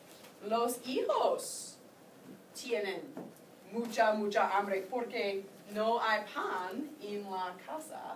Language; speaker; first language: Spanish; non-native, fluent; English